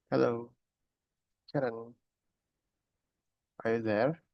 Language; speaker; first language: English; non-native, learner; Indonesian